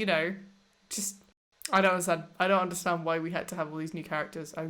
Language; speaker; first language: English; native; English